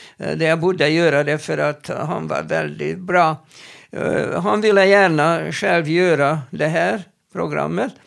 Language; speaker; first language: Swedish; non-native, fluent; Hebrew